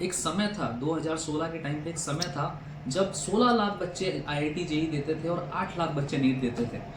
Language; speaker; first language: Hindi; native; Hindi